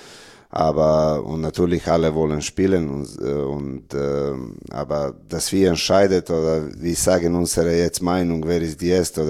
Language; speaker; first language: German; non-native, learner; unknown